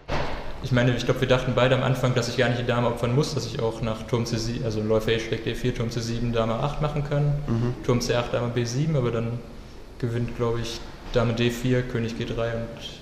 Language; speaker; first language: German; native; German